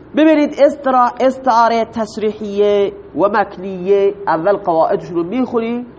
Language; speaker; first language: Persian; non-native, local second language; Baluchi